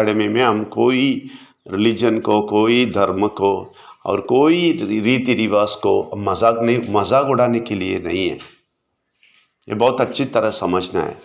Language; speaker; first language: Hindi; non-native, local second language; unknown